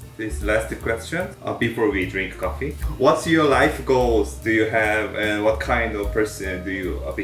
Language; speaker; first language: English; non-native, learner; Korean